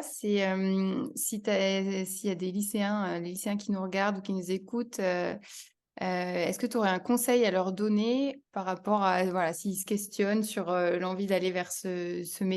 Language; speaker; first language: French; native; French